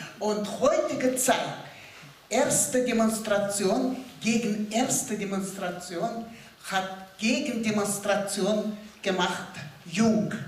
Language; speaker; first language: German; non-native, learner; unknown